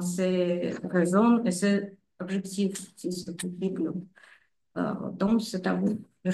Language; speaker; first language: French; non-native, fluent; Russian